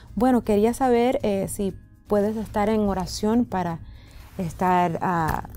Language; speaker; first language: Spanish; early bilingual, other home language; English